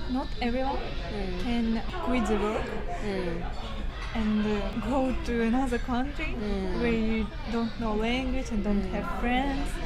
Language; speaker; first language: English; non-native, fluent; Russian